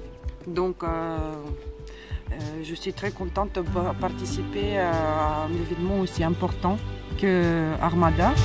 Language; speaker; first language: French; non-native, fluent; Russian